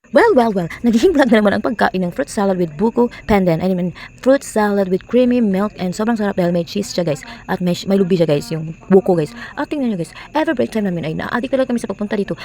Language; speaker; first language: Filipino; non-native, local second language; Cebuano